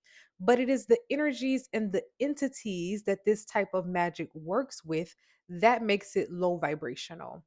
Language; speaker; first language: English; native; English